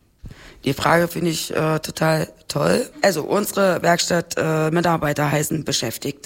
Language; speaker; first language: German; native; German